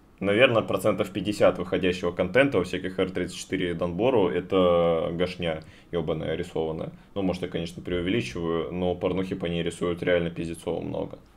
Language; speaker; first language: Russian; native; Russian